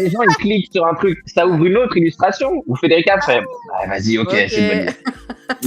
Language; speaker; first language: French; native; French